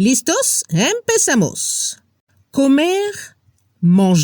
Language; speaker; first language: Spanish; non-native, fluent; French